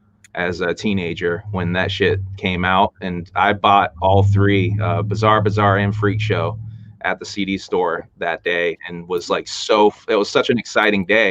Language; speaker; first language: English; native; English